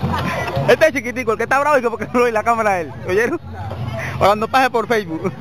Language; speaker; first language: Spanish; native; Spanish